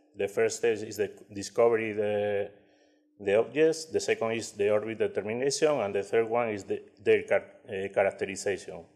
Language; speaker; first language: English; non-native, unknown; Spanish